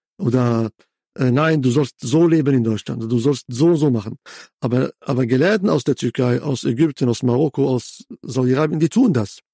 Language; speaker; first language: German; non-native, fluent; Arabic